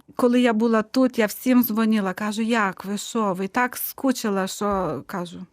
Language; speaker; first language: Ukrainian; non-native, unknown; Lithuanian